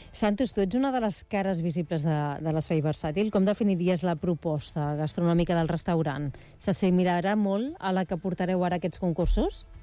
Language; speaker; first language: Catalan; native; Catalan